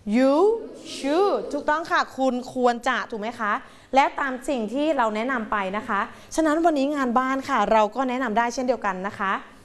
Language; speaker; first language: Thai; native; Thai